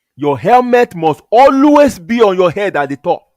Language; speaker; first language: English; non-native, local second language; Yoruba